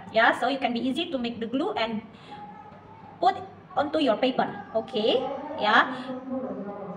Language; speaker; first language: English; non-native, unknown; Indonesian